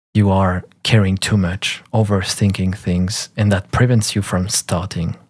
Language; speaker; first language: English; non-native, fluent; French